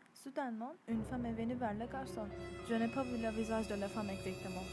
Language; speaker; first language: French; non-native, learner; Turkish